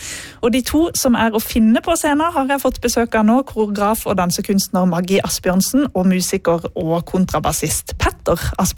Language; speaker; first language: Norwegian; native; Norwegian